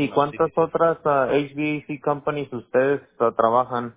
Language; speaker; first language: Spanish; early bilingual, heritage; Spanish